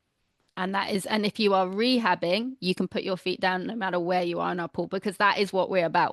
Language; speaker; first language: English; native; English